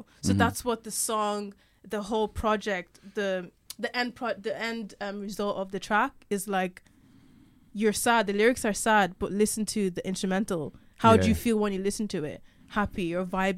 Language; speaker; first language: English; native; English